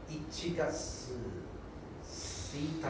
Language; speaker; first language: Japanese; non-native, learner; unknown